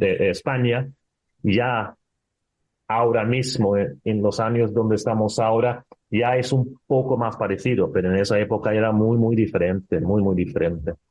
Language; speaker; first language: Spanish; non-native, fluent; Swedish